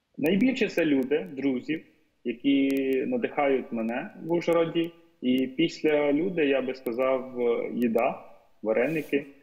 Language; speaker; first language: Ukrainian; non-native, fluent; Tamil